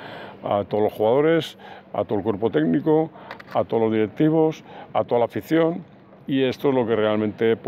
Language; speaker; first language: Spanish; native; Spanish